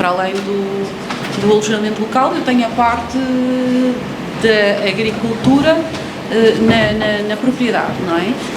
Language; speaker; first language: Portuguese; native; Portuguese